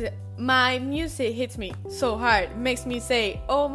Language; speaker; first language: English; non-native, fluent; Spanish